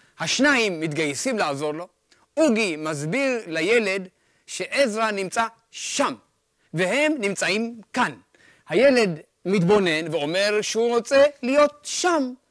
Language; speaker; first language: Hebrew; early bilingual, other home language; Amharic